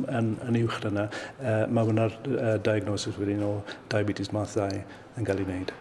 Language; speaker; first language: Welsh; native; Welsh